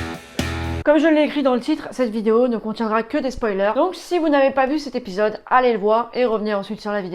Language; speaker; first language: French; native; French